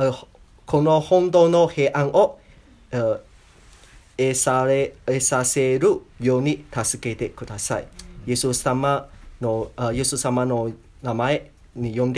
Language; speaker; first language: Japanese; non-native, learner; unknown